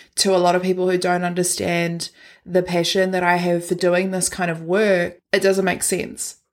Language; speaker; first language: English; native; English